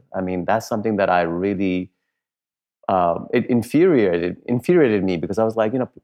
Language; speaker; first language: English; non-native, local second language; Punjabi